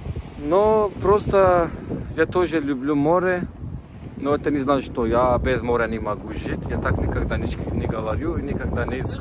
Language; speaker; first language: Russian; non-native, learner; Turkish